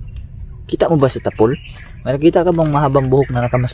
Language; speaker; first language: Filipino; non-native, local second language; Cebuano